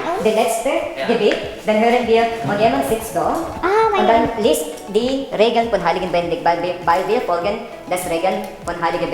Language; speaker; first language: German; non-native, learner; Filipino